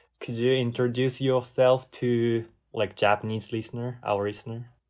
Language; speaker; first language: English; non-native, learner; Japanese